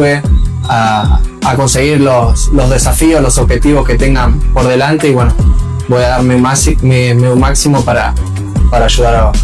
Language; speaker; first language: Portuguese; non-native, learner; Spanish